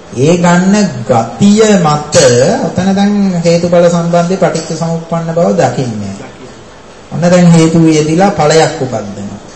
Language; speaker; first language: Sinhala; native; Sinhala